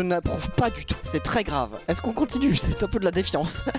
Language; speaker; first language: French; native; French